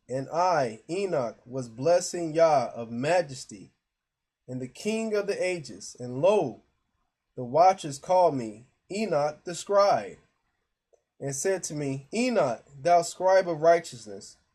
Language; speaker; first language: English; native; English